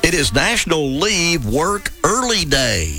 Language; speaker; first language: English; native; English